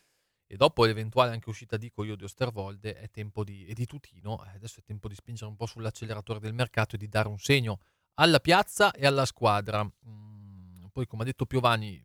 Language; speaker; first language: Italian; native; Italian